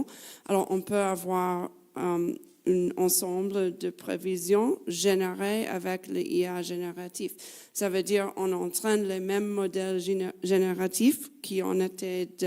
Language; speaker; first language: French; non-native, fluent; English